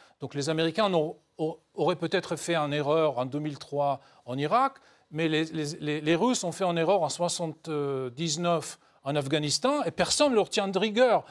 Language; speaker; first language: French; non-native, fluent; Hebrew